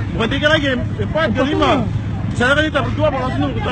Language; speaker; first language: Indonesian; native; Indonesian